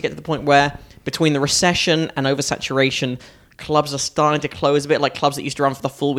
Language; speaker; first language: English; native; English